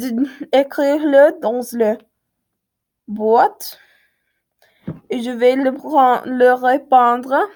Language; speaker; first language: French; non-native, learner; English